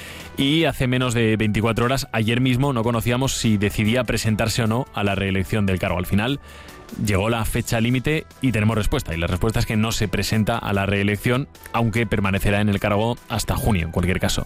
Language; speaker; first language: Spanish; native; Spanish